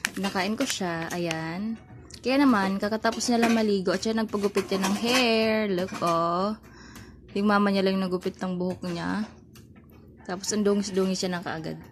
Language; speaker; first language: Filipino; native; Filipino